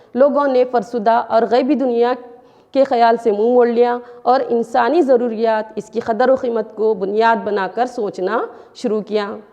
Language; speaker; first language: Urdu; native; Urdu